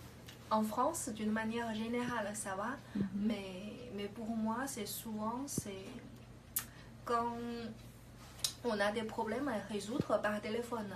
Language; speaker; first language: French; non-native, fluent; Chinese